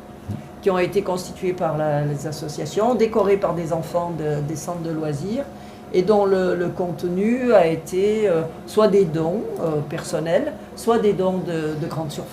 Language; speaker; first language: French; native; French